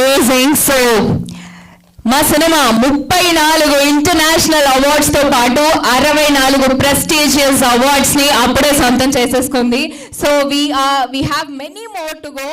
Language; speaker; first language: Telugu; native; Telugu